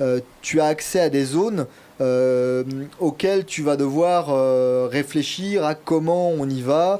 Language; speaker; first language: French; native; French